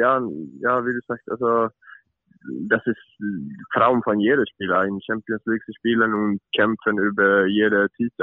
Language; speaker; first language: German; non-native, fluent; Swedish